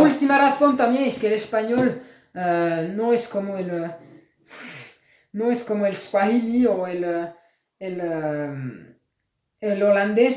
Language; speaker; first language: Spanish; non-native, learner; French